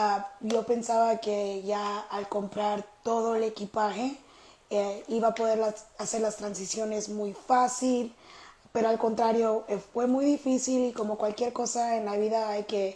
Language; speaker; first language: Spanish; early bilingual, heritage; Spanish